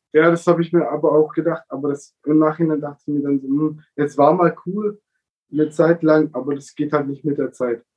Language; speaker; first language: German; early bilingual, other home language; Italian